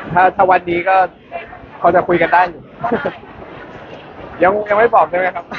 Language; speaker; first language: Thai; native; Thai